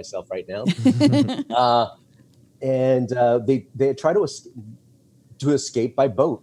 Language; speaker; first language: English; native; English